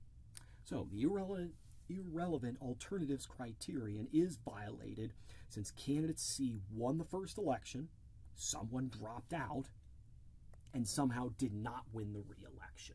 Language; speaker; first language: English; native; English